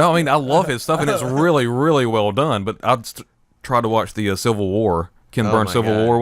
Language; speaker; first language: English; native; English